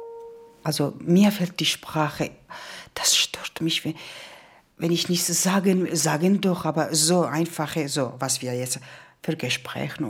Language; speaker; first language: German; non-native, learner; Georgian